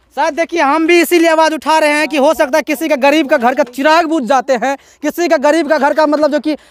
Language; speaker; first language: Hindi; native; Hindi